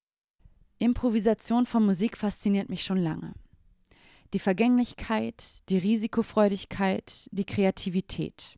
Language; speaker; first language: German; native; German